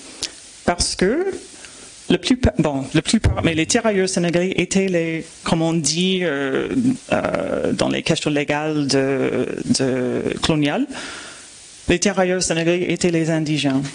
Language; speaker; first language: French; non-native, fluent; English